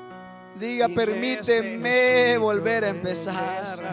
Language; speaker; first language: Spanish; native; Spanish